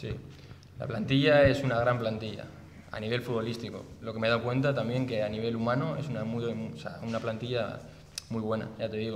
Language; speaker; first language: Spanish; native; Spanish